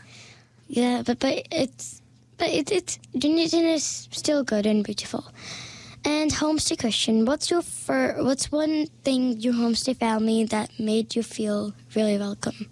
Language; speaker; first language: English; non-native, fluent; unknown